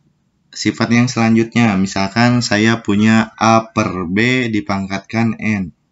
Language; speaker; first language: Indonesian; native; Indonesian